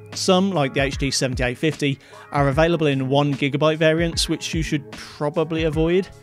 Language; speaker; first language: English; native; English